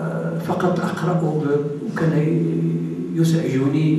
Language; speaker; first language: Arabic; native; Arabic